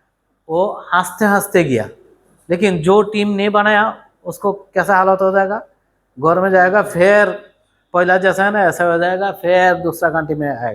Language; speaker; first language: Hindi; non-native, learner; Bangla